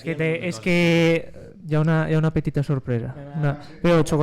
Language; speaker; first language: Catalan; native; Catalan